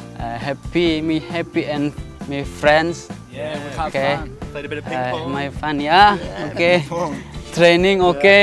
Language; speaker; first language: English; non-native, learner; Danish